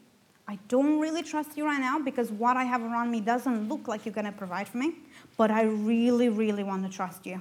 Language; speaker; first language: English; non-native, fluent; Romanian